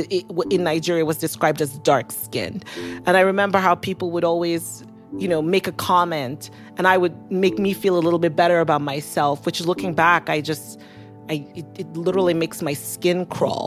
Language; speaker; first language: English; non-native, local second language; Yoruba